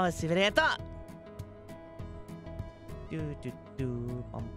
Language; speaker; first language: Japanese; non-native, learner; English